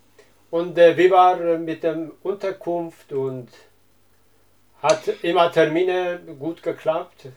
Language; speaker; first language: German; non-native, learner; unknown